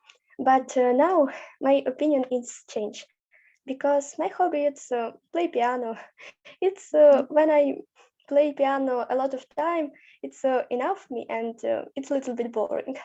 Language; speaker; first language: English; non-native, learner; Ukrainian